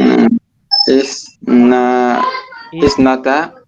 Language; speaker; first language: Arabic; non-native, learner; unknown